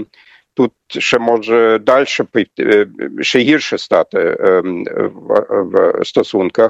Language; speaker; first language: Ukrainian; non-native, fluent; German